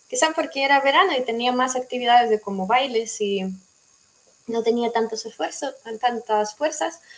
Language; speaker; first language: Spanish; non-native, fluent; Russian